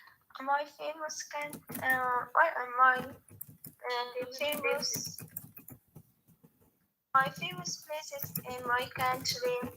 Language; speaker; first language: English; non-native, learner; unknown